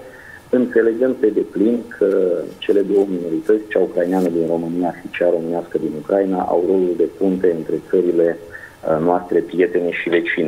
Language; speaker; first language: Romanian; non-native, local second language; Ukrainian